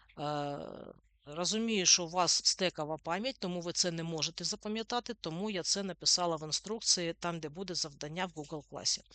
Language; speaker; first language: Ukrainian; non-native, local second language; Russian